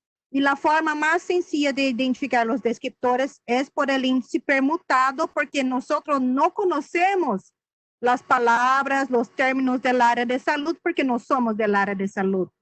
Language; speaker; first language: Spanish; non-native, fluent; Portuguese